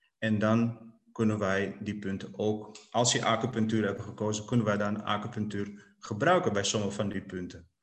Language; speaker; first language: Dutch; non-native, fluent; Portuguese